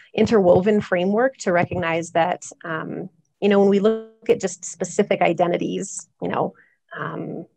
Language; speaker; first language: English; native; English